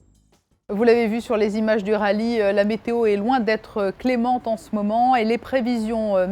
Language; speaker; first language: French; native; French